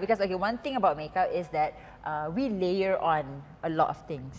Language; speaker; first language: English; non-native, local second language; Malay